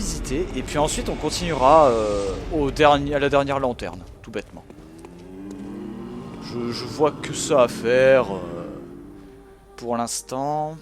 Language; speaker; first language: French; native; French